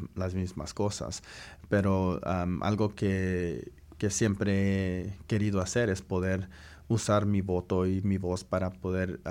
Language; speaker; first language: Spanish; early bilingual, heritage; Spanish